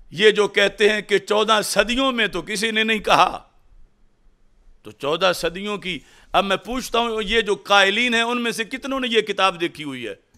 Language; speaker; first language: Urdu; non-native, local second language; Punjabi